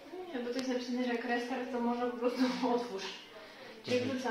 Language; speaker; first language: Polish; native; Polish